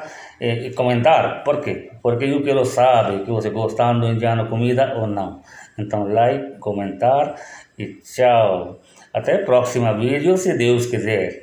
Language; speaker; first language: Portuguese; non-native, learner; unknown